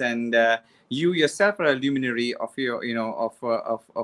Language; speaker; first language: English; non-native, local second language; Konkani